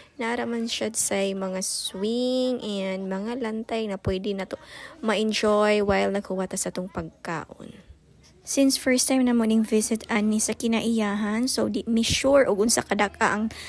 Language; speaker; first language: Cebuano; native; Cebuano